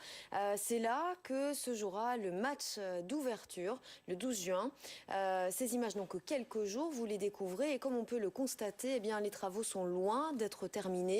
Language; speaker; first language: French; native; French